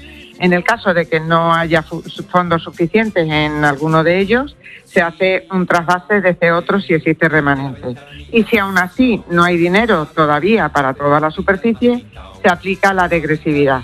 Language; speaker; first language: Spanish; native; Spanish